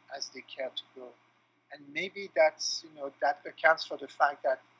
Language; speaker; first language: English; non-native, fluent; French